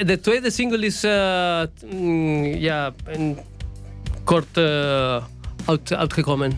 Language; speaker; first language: Dutch; non-native, learner; Spanish